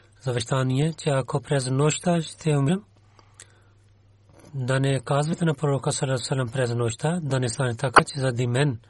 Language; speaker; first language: Bulgarian; non-native, learner; Urdu